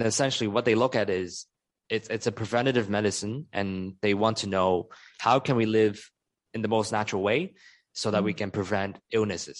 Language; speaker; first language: English; non-native, local second language; Cantonese